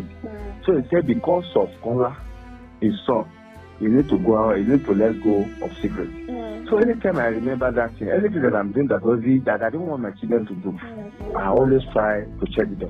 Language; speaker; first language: English; non-native, local second language; Yoruba